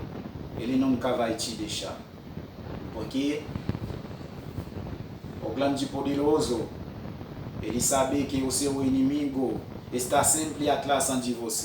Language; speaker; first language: Portuguese; non-native, fluent; French